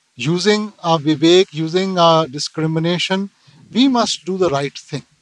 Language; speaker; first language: English; non-native, local second language; Punjabi